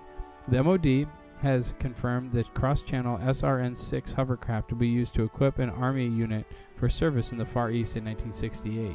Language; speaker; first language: English; native; English